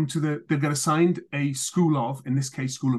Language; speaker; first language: English; native; English